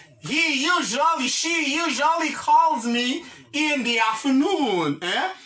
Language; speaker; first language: English; non-native, fluent; Haitian Creole